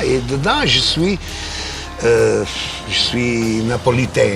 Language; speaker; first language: French; non-native, fluent; Italian